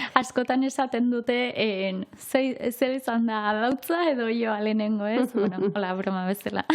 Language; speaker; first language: Basque; native; Basque